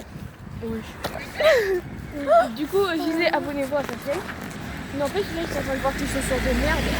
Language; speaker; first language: French; native; French